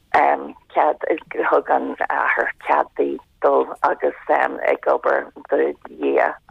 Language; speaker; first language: Irish; non-native, local second language; English